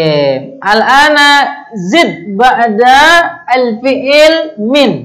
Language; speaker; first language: Arabic; non-native, fluent; Indonesian